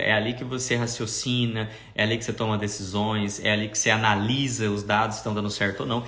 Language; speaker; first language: Portuguese; native; Portuguese